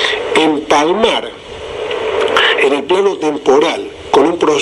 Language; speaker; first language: Spanish; native; Spanish